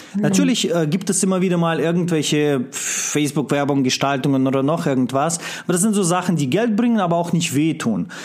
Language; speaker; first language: German; non-native, fluent; Russian